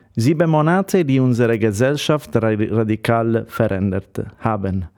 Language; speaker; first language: German; non-native, fluent; Italian